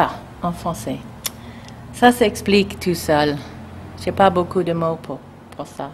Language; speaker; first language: French; non-native, learner; English